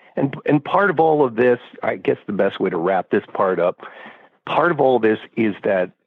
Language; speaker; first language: English; native; English